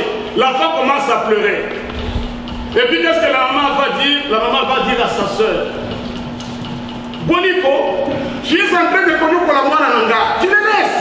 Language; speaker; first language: French; non-native, local second language; Lingala